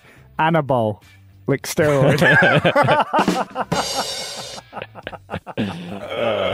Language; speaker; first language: English; native; English